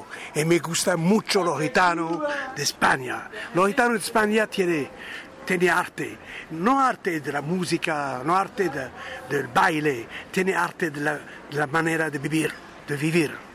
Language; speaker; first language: Spanish; non-native, learner; French